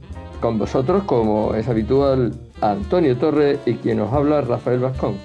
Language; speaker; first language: Spanish; native; Spanish